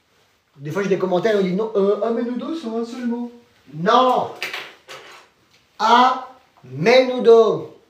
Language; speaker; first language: French; native; French